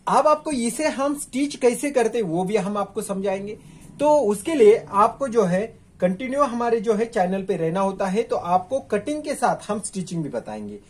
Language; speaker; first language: Hindi; non-native, local second language; Marathi